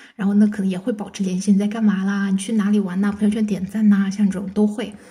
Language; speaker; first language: Chinese; non-native, local second language; Kazakh